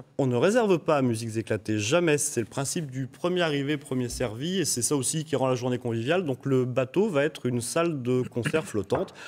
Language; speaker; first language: French; native; French